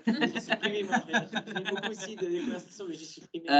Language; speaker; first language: French; native; French